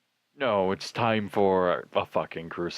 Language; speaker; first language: English; native; English